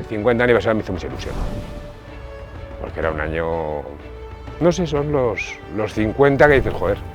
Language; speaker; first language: Spanish; native; Spanish